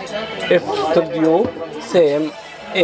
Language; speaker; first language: English; non-native, learner; Arabic